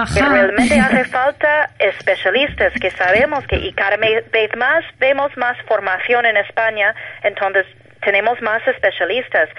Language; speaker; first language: Spanish; non-native, fluent; English